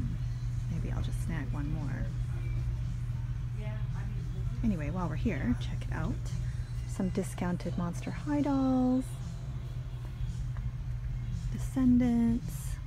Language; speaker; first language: English; native; English